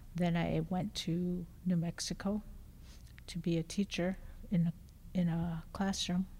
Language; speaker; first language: English; native; English